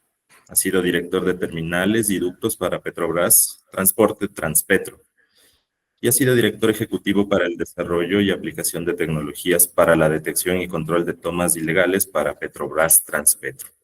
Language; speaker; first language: Spanish; native; Spanish